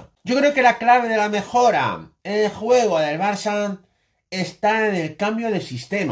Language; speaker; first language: Spanish; native; Spanish